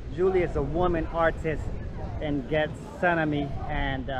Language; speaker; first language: English; native; English